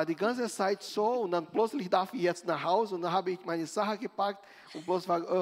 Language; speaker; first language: German; non-native, learner; Portuguese